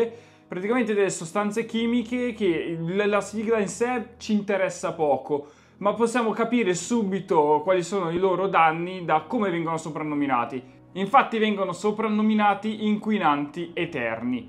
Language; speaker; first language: Italian; native; Italian